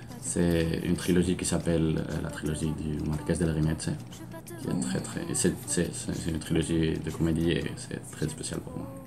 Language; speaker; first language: French; non-native, fluent; Spanish